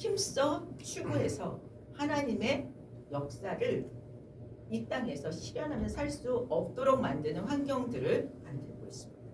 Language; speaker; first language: Korean; native; Korean